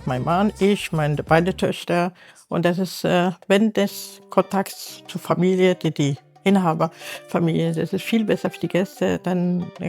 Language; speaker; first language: German; non-native, learner; Arabic